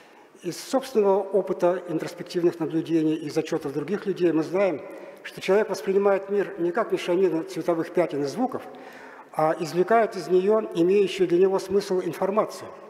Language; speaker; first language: Russian; native; Russian